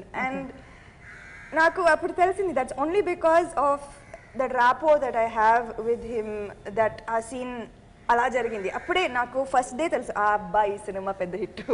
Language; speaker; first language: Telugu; non-native, fluent; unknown